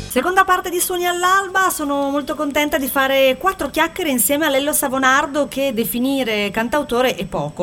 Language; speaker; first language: Italian; native; Italian